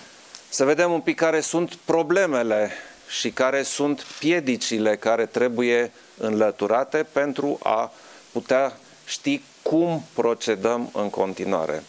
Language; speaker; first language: Romanian; non-native, local second language; German